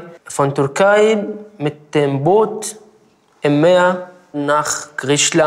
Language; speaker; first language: German; non-native, learner; Arabic